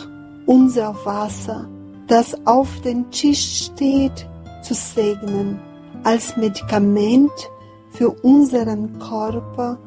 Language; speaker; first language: German; non-native, fluent; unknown